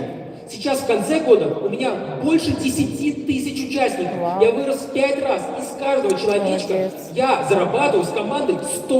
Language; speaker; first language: Russian; native; Russian